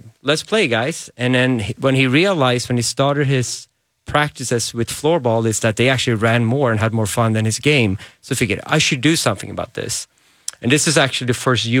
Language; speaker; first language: English; non-native, fluent; Swedish